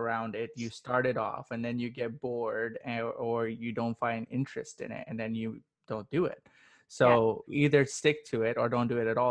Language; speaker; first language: English; non-native, local second language; Urdu